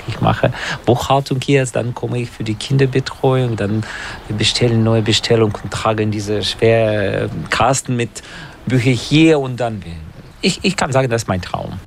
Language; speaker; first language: German; non-native, learner; Russian